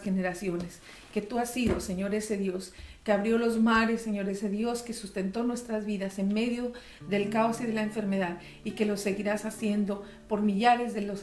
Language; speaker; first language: Spanish; native; Spanish